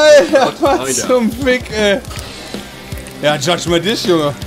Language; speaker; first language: German; native; German